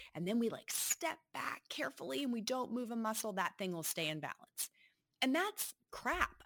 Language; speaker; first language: English; native; English